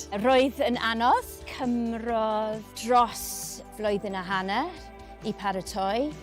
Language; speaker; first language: Welsh; non-native, local second language; English